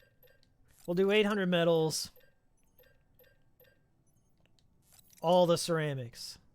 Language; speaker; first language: English; native; English